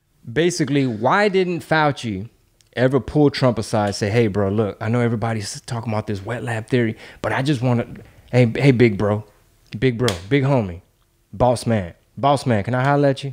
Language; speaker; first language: English; early bilingual, other home language; Spanish